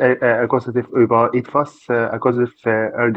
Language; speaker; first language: German; non-native, learner; Arabic